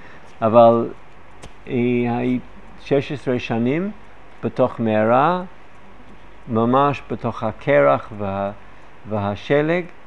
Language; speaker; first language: Hebrew; non-native, fluent; English